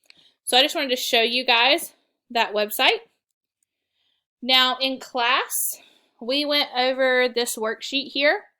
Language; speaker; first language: English; native; English